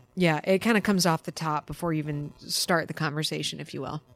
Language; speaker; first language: English; native; English